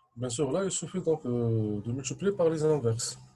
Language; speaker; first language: French; non-native, local second language; Arabic